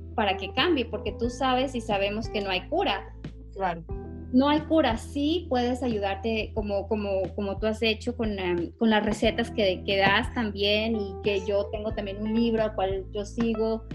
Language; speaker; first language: Spanish; native; Spanish